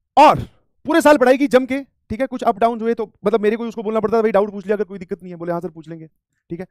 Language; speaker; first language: Hindi; native; Hindi